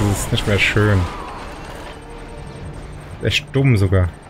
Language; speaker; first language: German; native; German